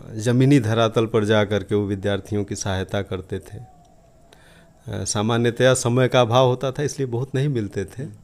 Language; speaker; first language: Hindi; native; Hindi